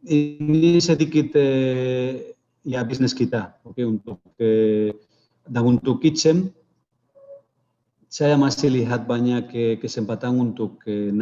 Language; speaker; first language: Indonesian; non-native, fluent; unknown